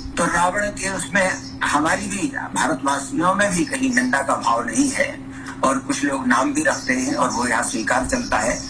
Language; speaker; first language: Hindi; native; Hindi